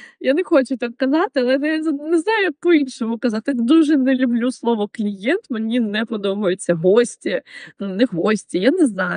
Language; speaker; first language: Ukrainian; native; Ukrainian